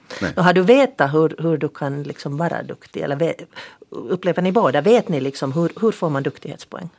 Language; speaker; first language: Swedish; native; Swedish